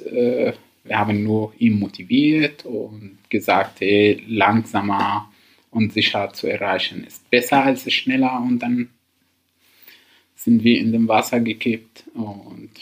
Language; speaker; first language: German; non-native, learner; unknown